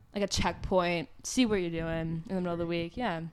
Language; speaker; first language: English; native; English